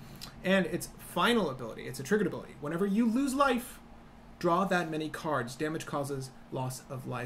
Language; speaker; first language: English; native; English